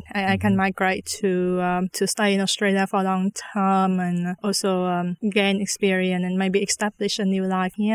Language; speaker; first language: English; non-native, fluent; Vietnamese